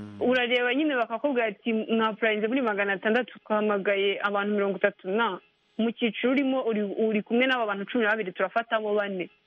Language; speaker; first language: Kinyarwanda; native; Kinyarwanda